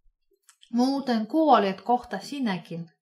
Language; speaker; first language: Finnish; non-native, fluent; Russian